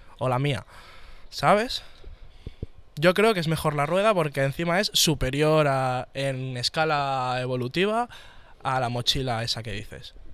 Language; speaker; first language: Spanish; native; Spanish